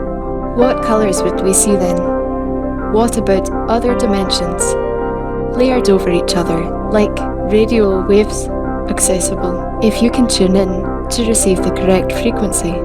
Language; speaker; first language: English; native; English